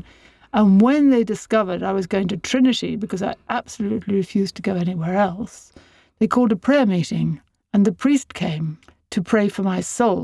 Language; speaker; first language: English; native; English